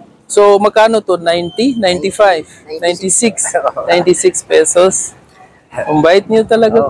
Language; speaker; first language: Filipino; non-native, fluent; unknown